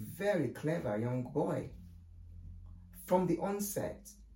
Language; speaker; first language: English; non-native, local second language; Yoruba